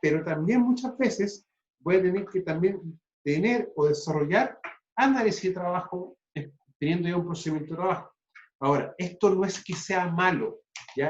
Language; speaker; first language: Spanish; native; Spanish